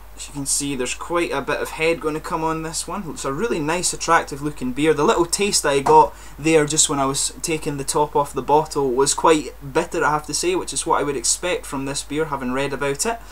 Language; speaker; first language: English; native; English